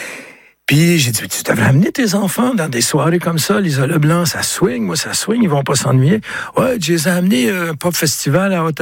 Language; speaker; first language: French; native; French